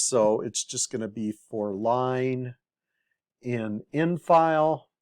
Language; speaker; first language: English; native; English